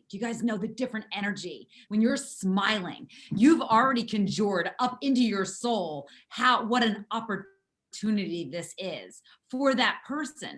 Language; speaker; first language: English; native; English